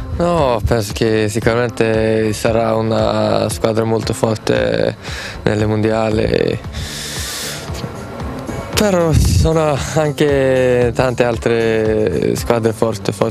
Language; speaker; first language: Italian; non-native, fluent; Swedish